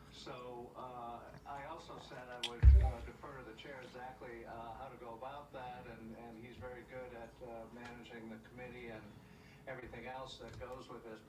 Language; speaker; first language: English; native; English